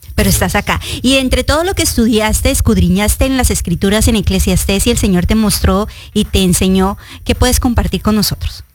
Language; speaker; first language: Spanish; native; Spanish